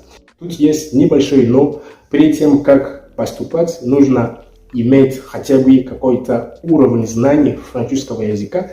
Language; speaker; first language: Russian; non-native, fluent; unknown